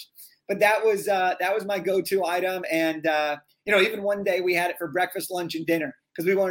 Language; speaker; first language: English; native; English